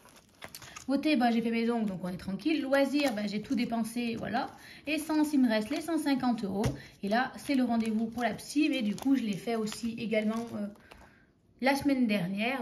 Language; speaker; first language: French; native; French